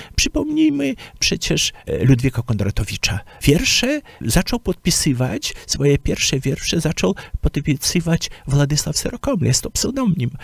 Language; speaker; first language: Polish; native; Polish